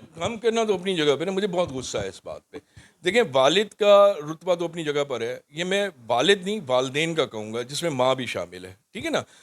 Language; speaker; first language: Urdu; non-native, local second language; Sindhi